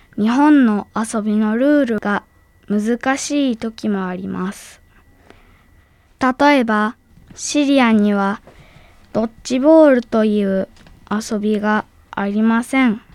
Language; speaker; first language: Japanese; early bilingual, other home language; Arabic